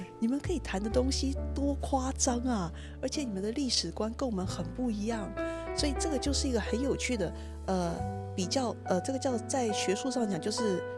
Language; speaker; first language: Chinese; native; Chinese